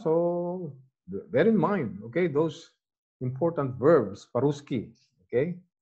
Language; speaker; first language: English; non-native, local second language; Filipino